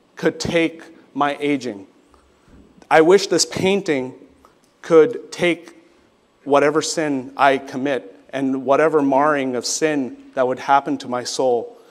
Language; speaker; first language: English; native; English